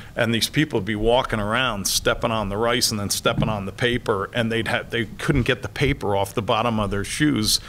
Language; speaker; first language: English; native; English